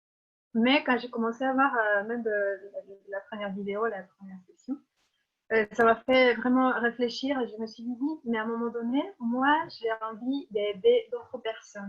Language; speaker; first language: French; non-native, fluent; Spanish